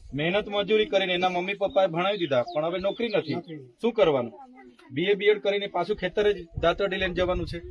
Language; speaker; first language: Gujarati; non-native, local second language; Vasavi